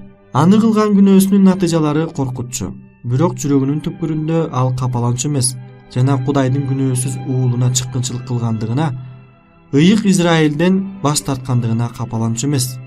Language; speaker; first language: Kyrgyz; native; Kyrgyz